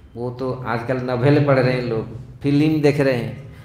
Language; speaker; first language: Hindi; non-native, local second language; Odia